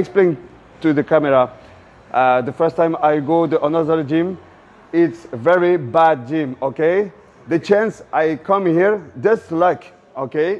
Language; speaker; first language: English; non-native, learner; French